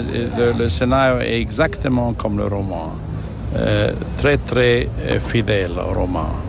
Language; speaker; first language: French; non-native, fluent; German